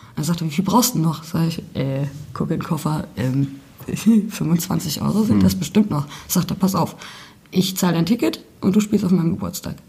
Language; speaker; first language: German; native; German